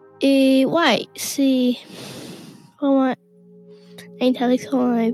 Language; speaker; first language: French; non-native, learner; English